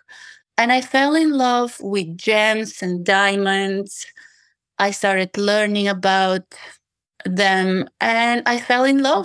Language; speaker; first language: English; non-native, fluent; Bulgarian